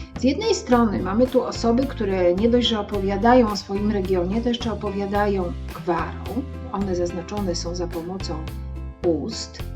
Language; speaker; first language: Polish; native; Polish